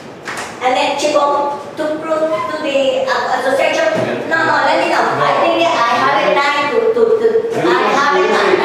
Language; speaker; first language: English; non-native, learner; Spanish